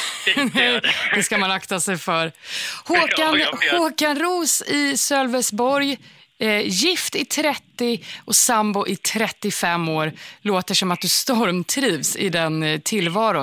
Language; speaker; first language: Swedish; native; Swedish